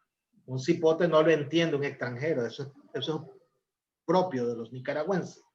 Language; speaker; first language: Spanish; native; Spanish